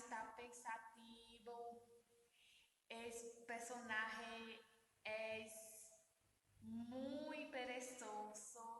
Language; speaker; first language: Spanish; non-native, learner; Portuguese